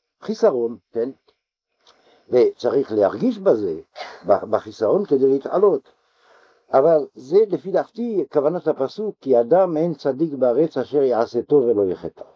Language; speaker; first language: Hebrew; non-native, fluent; French